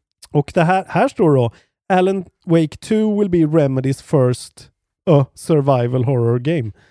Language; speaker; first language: Swedish; native; Swedish